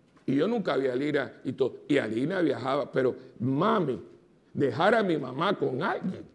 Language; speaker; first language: Spanish; native; Spanish